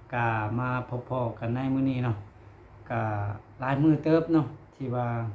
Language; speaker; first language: Lao; non-native, local second language; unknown